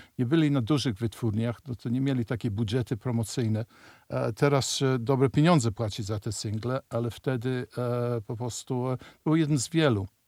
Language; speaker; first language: Polish; early bilingual, heritage; Polish